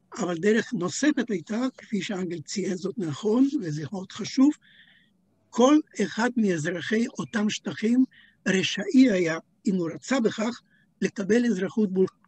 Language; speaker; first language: Hebrew; native; Hebrew